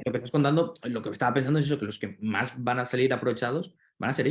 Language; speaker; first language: Spanish; native; Spanish